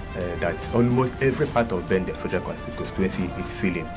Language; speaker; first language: English; non-native, local second language; Igbo